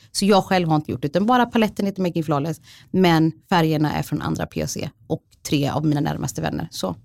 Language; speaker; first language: Swedish; early bilingual, other home language; Somali